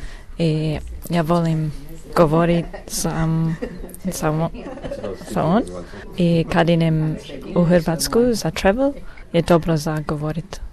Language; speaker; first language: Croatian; early bilingual, heritage; English